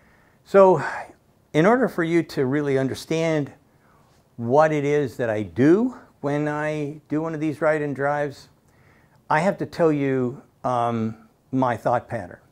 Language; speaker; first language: English; native; English